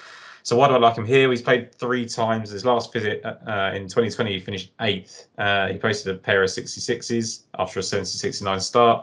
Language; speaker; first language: English; native; English